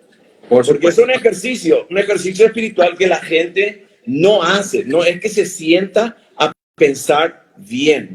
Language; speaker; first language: Spanish; native; Spanish